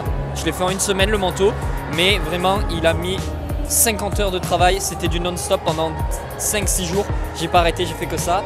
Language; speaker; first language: French; native; French